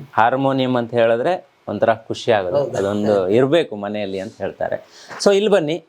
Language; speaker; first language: Kannada; native; Kannada